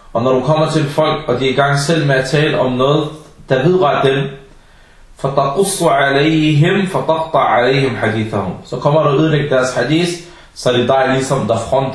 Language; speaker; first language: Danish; non-native, fluent; Arabic